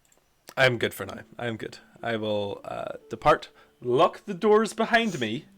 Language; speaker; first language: English; native; English